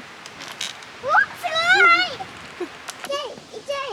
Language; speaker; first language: Japanese; native; Japanese